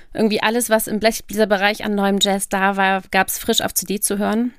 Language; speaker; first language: German; native; German